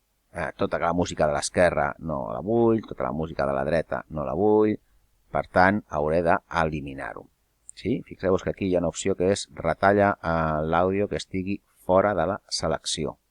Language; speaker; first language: Catalan; native; Catalan